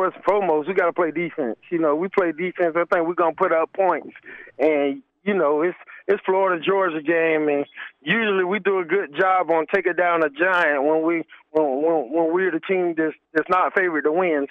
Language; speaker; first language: English; native; English